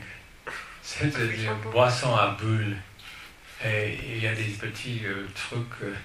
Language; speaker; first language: French; non-native, fluent; English